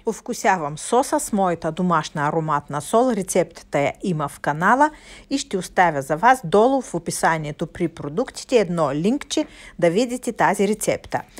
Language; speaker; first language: Bulgarian; non-native, fluent; Russian